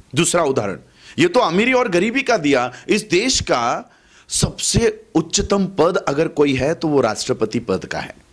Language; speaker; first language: Hindi; non-native, local second language; Marathi